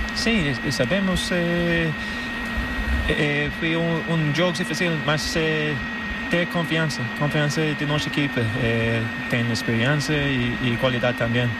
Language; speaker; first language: Spanish; non-native, learner; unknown